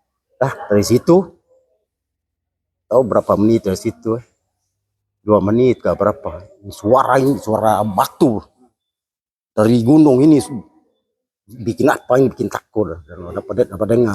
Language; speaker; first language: Indonesian; non-native, local second language; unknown